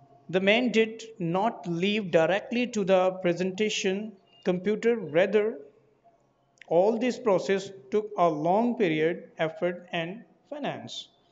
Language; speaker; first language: English; non-native, local second language; Urdu